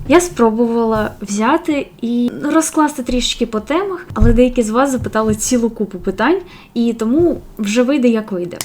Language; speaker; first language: Ukrainian; non-native, local second language; Russian